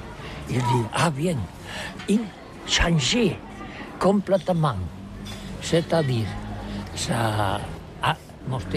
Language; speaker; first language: French; non-native, learner; Catalan